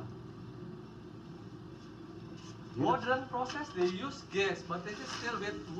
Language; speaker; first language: English; non-native, learner; Indonesian